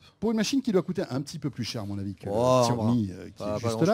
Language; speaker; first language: French; native; French